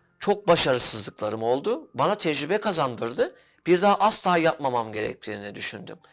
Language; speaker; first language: Turkish; native; Turkish